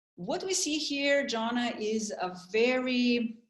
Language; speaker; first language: English; non-native, fluent; Slovenian